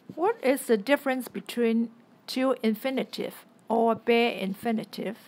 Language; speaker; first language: English; non-native, local second language; Cantonese